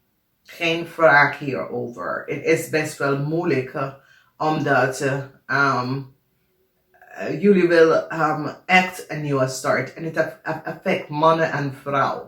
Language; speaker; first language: Dutch; non-native, learner; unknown